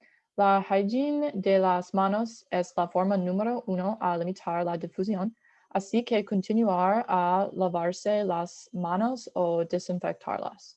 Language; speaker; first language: Spanish; non-native, learner; English